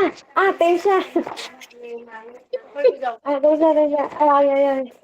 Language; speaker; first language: Chinese; non-native, learner; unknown